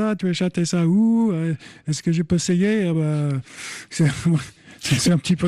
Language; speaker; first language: French; non-native, fluent; English